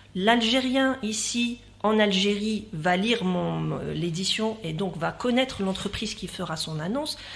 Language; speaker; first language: French; non-native, local second language; Arabic